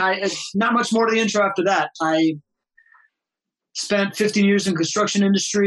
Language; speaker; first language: English; early bilingual, other home language; Spanish